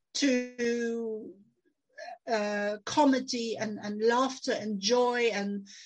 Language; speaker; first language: English; native; English